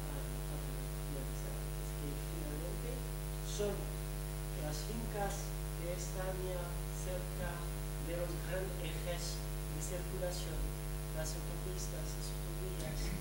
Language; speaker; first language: Spanish; non-native, fluent; French